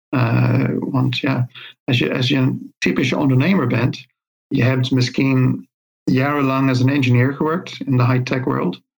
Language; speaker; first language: Dutch; non-native, fluent; English